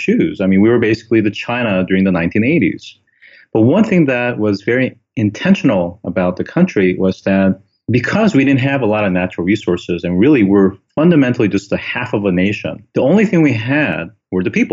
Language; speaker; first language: English; early bilingual, other home language; Korean